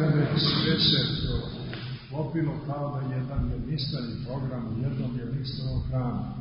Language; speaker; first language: Russian; non-native, learner; Serbian